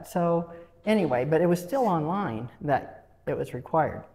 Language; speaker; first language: English; native; English